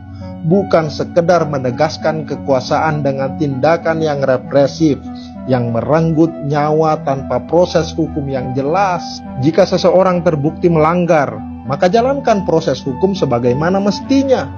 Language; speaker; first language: Indonesian; native; Indonesian